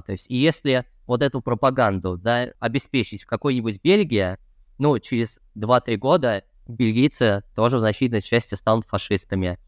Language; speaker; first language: Russian; native; Russian